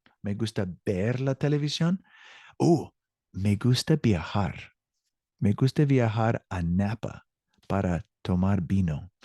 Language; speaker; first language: Spanish; non-native, learner; English